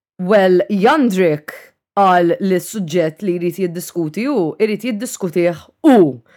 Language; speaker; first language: Maltese; native; Maltese